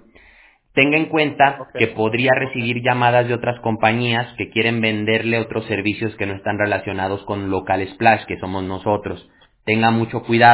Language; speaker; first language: Spanish; native; Spanish